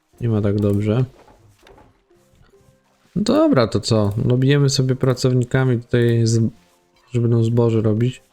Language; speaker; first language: Polish; native; Polish